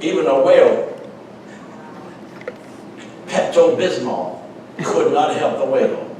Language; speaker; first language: English; native; English